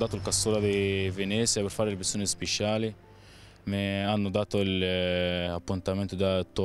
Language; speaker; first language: Italian; non-native, learner; Arabic